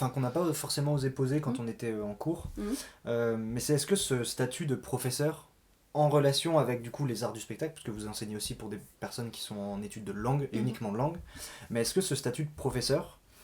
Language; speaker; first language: French; native; French